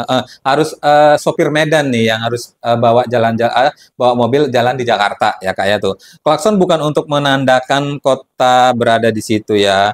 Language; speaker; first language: Indonesian; native; Indonesian